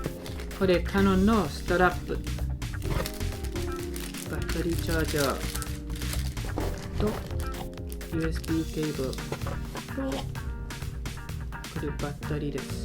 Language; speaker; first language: Japanese; non-native, learner; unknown